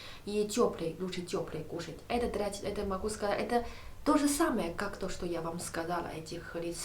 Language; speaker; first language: Russian; non-native, learner; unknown